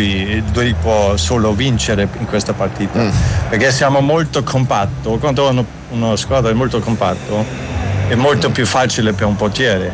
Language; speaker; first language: Italian; non-native, learner; German